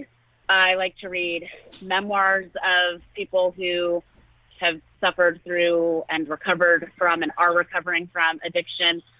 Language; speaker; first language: English; native; English